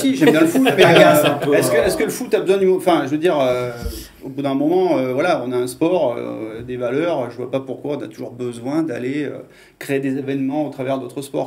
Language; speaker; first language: French; native; French